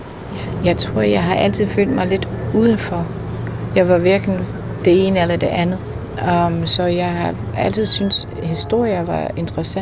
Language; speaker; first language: Danish; non-native, fluent; English